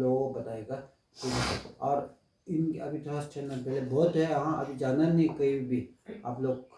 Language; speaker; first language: Hindi; non-native, local second language; Tibetan